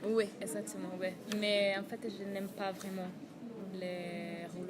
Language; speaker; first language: French; non-native, fluent; Italian